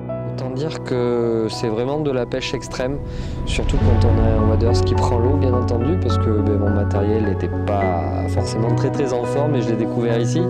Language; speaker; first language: French; native; French